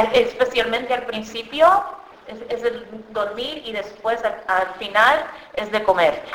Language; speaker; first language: Spanish; early bilingual, other home language; English